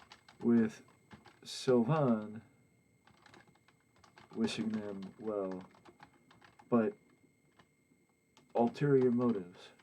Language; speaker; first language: English; native; English